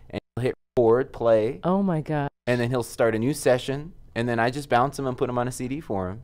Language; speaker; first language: English; native; English